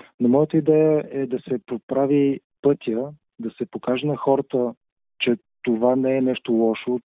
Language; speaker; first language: Bulgarian; native; Bulgarian